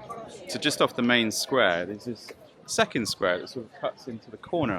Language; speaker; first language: English; native; English